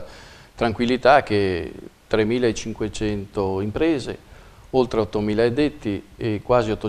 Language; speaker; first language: Italian; native; Italian